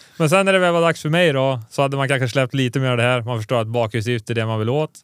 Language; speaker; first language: Swedish; native; Swedish